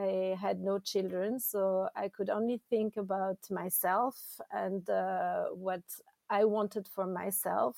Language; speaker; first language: English; non-native, fluent; French